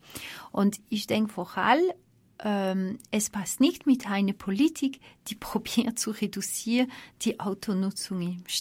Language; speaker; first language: German; non-native, fluent; French